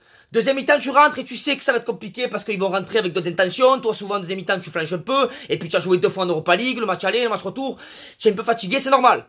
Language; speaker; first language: French; native; French